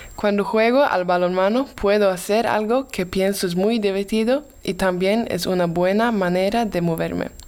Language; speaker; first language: Spanish; non-native, learner; Swedish